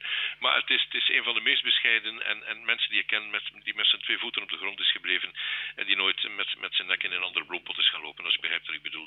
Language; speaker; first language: Dutch; native; Dutch